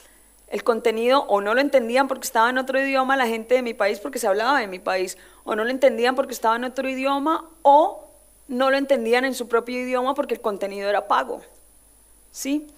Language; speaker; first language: Spanish; native; Spanish